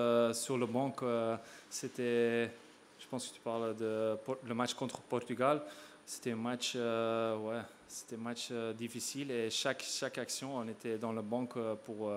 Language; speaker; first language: French; non-native, local second language; Dutch